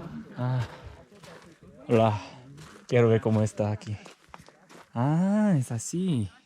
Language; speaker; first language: Spanish; non-native, learner; Korean